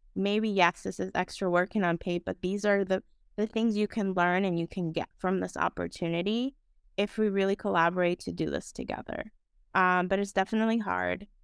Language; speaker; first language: English; non-native, fluent; Spanish